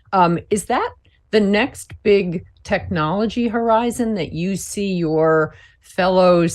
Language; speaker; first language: English; native; English